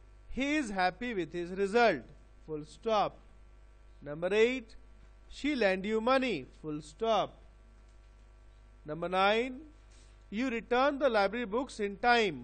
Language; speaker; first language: English; non-native, local second language; Bangla